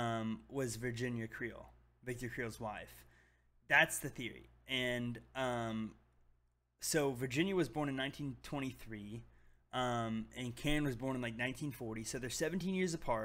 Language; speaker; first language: English; native; English